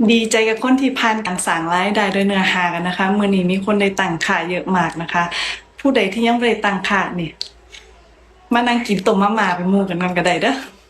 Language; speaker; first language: Thai; native; Thai